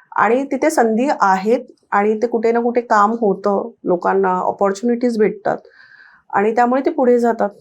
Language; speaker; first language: Marathi; native; Marathi